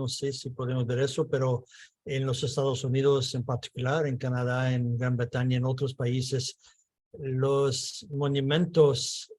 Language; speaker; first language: Spanish; non-native, fluent; English